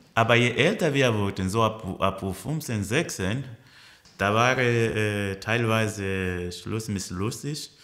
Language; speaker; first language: German; early bilingual, other home language; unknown